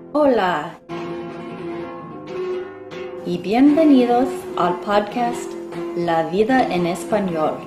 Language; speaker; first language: Spanish; non-native, learner; English